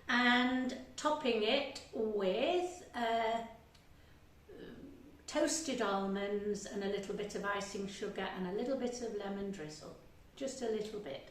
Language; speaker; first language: English; native; English